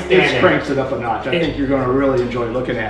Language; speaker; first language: English; native; English